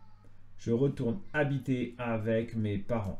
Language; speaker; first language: French; native; French